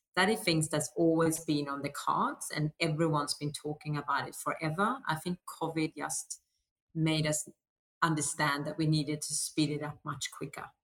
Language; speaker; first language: English; non-native, fluent; Swedish